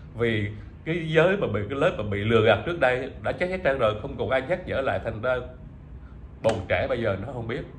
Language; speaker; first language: Vietnamese; native; Vietnamese